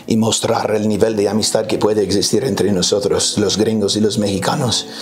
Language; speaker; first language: Spanish; non-native, fluent; English